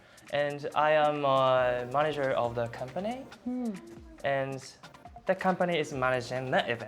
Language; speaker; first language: English; non-native, learner; Japanese